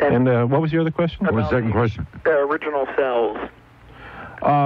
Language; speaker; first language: English; native; English